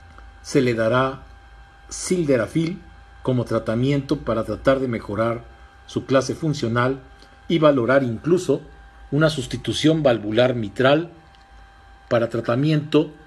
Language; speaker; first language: Spanish; native; Spanish